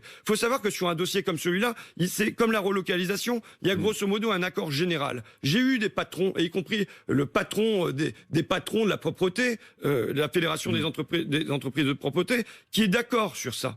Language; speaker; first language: French; native; French